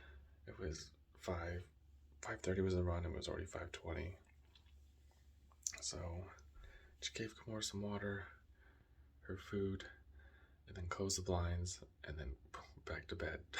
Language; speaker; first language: English; native; English